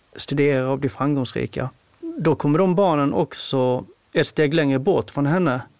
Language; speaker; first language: Swedish; native; Swedish